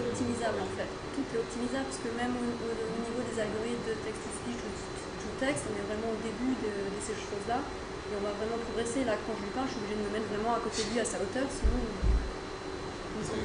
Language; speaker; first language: French; native; French